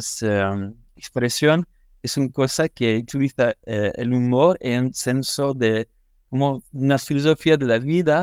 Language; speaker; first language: Spanish; non-native, learner; French